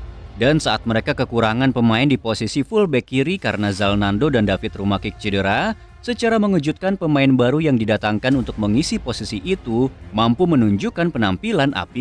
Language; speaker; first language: Indonesian; native; Indonesian